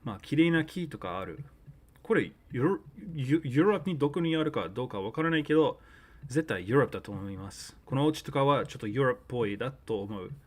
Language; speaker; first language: Japanese; early bilingual, other home language; English